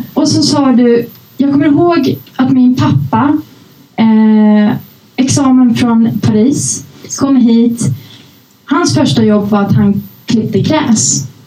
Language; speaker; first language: Swedish; early bilingual, other home language; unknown